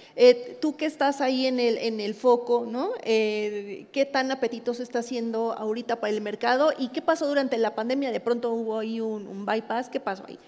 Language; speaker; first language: Spanish; native; Spanish